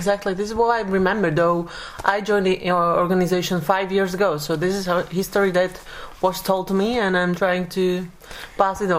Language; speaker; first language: English; non-native, fluent; Slovak